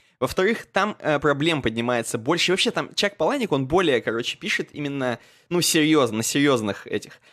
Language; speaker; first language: Russian; native; Russian